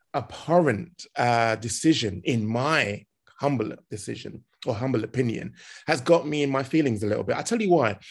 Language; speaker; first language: English; native; English